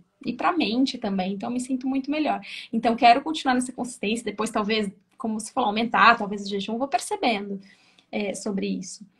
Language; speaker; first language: Portuguese; native; Portuguese